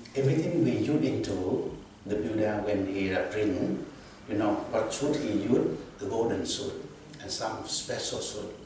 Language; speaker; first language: English; non-native, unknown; Vietnamese